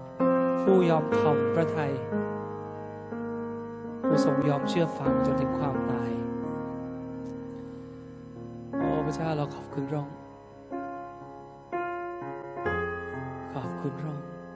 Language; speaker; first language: Thai; native; Thai